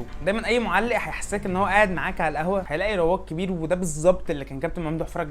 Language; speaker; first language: Arabic; native; Arabic